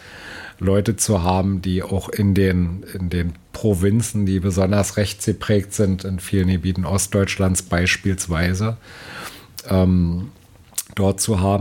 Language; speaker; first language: German; native; German